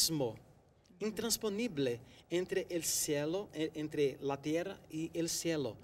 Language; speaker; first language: Spanish; non-native, fluent; Portuguese